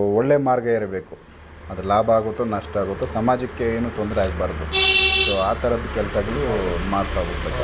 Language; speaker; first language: Kannada; native; Kannada